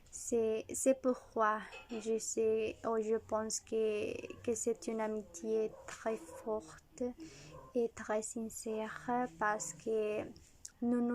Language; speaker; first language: French; non-native, learner; Spanish